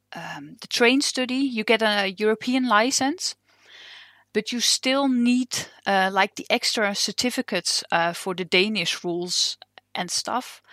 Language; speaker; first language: English; non-native, fluent; Dutch